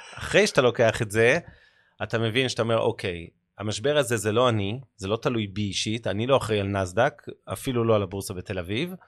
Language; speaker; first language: Hebrew; native; Hebrew